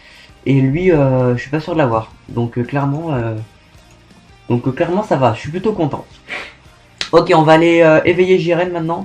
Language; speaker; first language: French; native; French